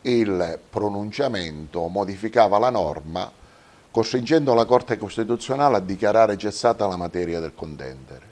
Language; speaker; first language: Italian; native; Italian